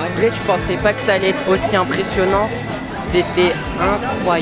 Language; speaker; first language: French; native; French